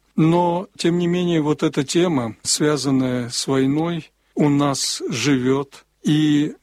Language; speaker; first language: Russian; native; Russian